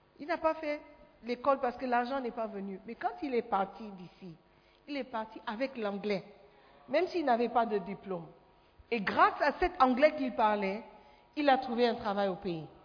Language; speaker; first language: French; non-native, fluent; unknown